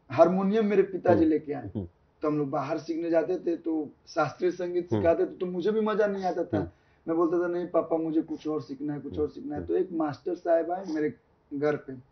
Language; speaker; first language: Hindi; native; Hindi